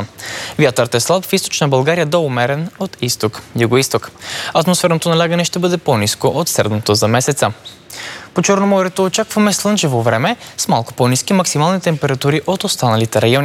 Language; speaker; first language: Bulgarian; native; Bulgarian